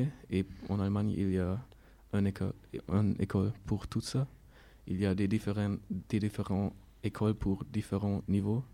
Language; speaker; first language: French; non-native, learner; German